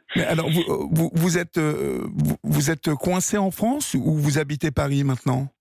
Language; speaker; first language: French; native; French